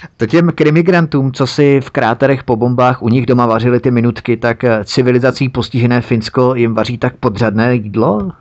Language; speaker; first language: Czech; native; Czech